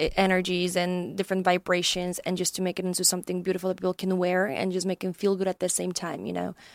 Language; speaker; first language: English; non-native, fluent; Polish